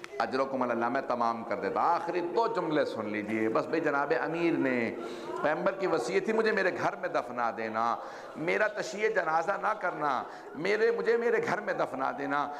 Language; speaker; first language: Urdu; native; Urdu